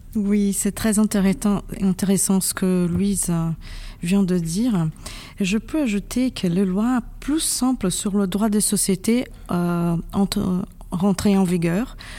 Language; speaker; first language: French; non-native, fluent; Portuguese